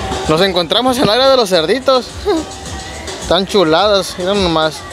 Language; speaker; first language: Spanish; native; Spanish